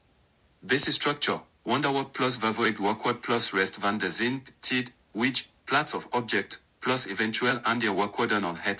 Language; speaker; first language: Dutch; non-native, learner; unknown